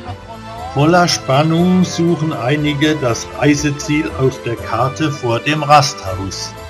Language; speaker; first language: German; native; German